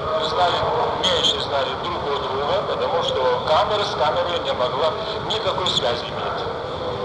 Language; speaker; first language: Russian; non-native, fluent; Lithuanian